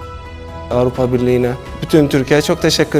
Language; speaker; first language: Turkish; non-native, learner; Arabic